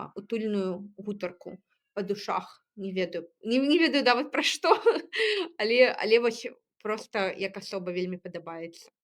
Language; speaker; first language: Belarusian; native; Belarusian